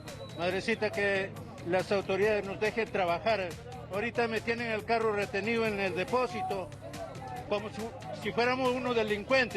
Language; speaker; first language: Spanish; native; Spanish